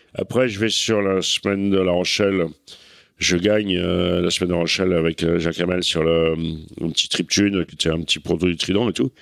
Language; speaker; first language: French; native; French